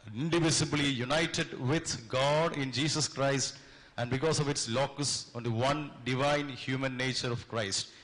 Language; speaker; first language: English; non-native, local second language; Malayalam